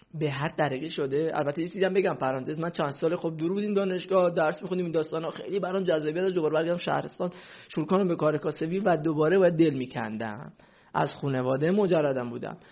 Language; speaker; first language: Persian; non-native, local second language; Central Kurdish